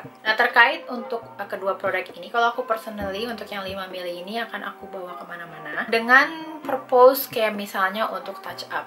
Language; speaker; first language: Indonesian; native; Indonesian